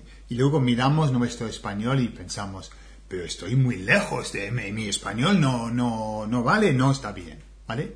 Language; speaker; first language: Spanish; non-native, fluent; English